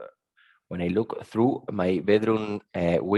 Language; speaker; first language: English; non-native, learner; Spanish